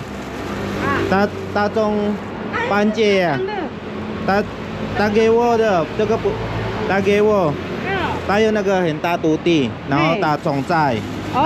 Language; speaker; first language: Chinese; non-native, learner; Filipino